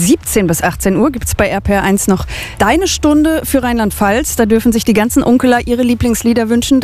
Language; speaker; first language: German; native; German